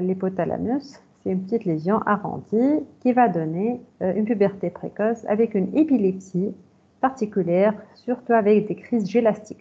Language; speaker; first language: French; non-native, local second language; Arabic